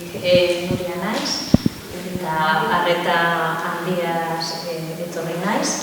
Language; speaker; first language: Basque; non-native, learner; Spanish